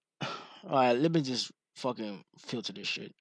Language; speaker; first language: English; native; English